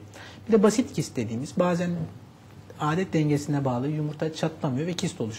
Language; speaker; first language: Turkish; native; Turkish